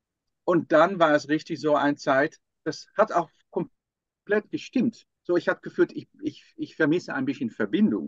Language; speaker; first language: German; non-native, fluent; Dutch